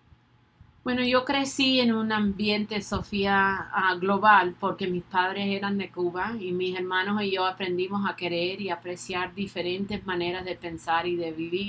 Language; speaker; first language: Spanish; early bilingual, other home language; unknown